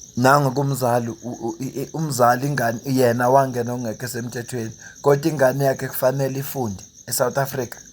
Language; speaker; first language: Zulu; native; Zulu